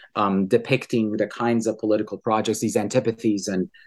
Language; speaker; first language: English; early bilingual, other home language; Persian